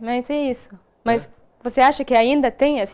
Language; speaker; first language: Portuguese; non-native, fluent; Arabic